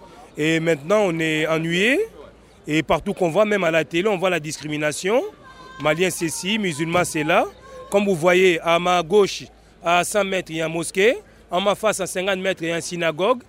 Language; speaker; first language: French; early bilingual, other home language; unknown